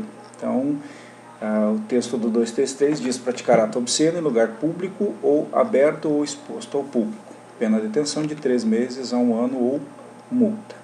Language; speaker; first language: Portuguese; native; Portuguese